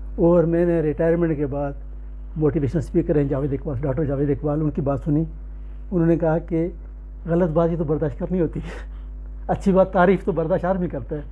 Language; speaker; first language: Urdu; non-native, local second language; Pahari-Potwari